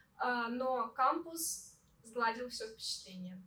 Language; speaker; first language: Russian; native; Russian